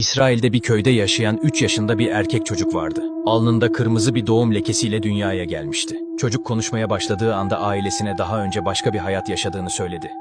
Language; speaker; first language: Turkish; native; Turkish